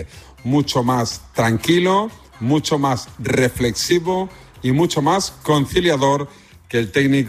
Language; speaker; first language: Spanish; native; Spanish